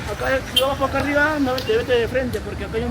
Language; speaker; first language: Spanish; native; Spanish